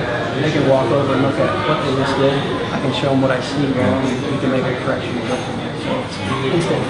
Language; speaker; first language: English; native; English